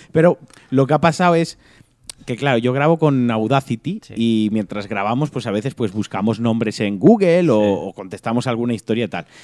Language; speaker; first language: Spanish; native; Spanish